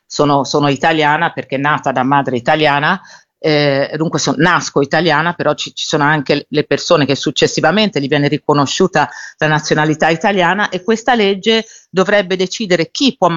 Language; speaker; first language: Italian; native; Italian